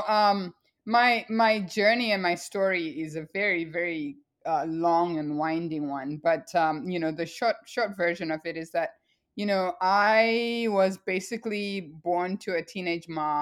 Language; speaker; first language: English; non-native, local second language; Shona